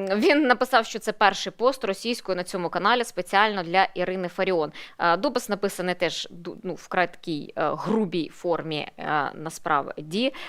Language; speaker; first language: Ukrainian; non-native, local second language; Russian